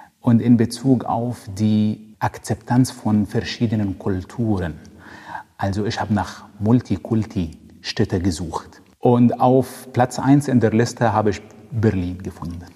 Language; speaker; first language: German; non-native, fluent; Arabic